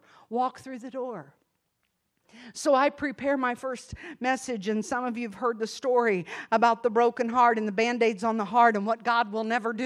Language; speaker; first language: English; native; English